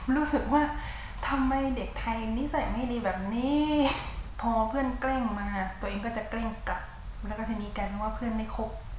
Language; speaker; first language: Thai; early bilingual, other home language; English